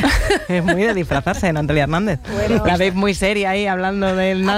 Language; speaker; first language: Spanish; native; Spanish